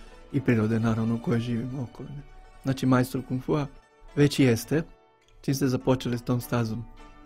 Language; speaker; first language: Bosnian; native; Bosnian